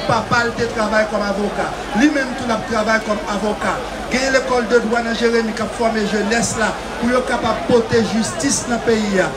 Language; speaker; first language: French; non-native, local second language; Haitian Creole